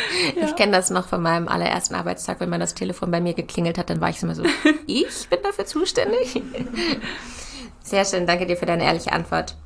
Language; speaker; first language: German; native; German